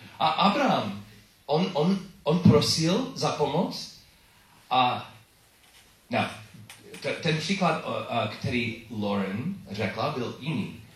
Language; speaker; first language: Czech; non-native, learner; English